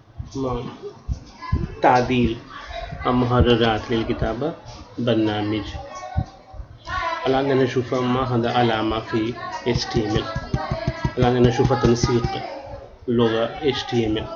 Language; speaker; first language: Arabic; non-native, learner; Urdu